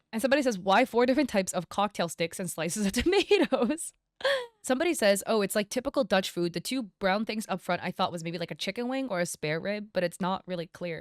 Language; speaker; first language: English; native; English